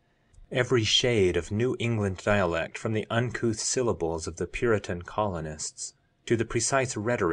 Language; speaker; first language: English; native; English